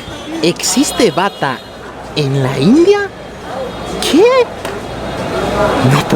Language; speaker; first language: Spanish; native; Spanish